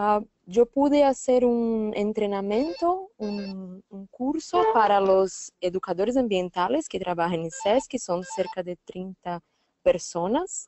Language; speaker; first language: Spanish; non-native, learner; Portuguese